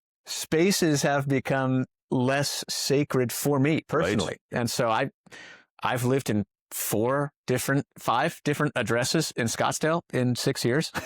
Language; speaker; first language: English; native; English